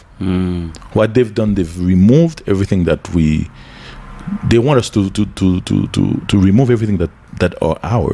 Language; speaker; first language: English; native; English